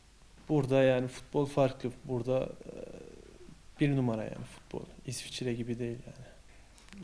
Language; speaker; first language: Turkish; early bilingual, heritage; Turkish